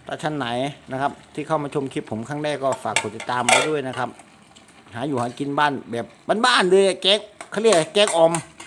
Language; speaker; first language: Thai; native; Thai